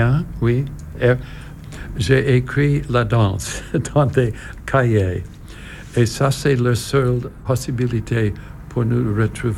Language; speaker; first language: French; non-native, learner; English